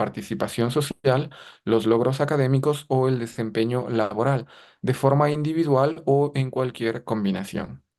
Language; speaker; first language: Spanish; native; Spanish